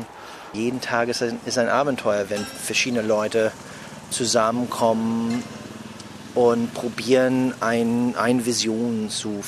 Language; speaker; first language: German; non-native, fluent; English